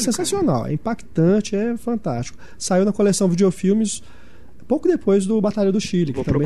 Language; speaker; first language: Portuguese; native; Portuguese